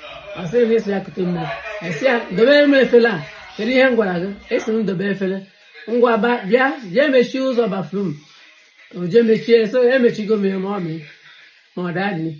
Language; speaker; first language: Igbo; native; Igbo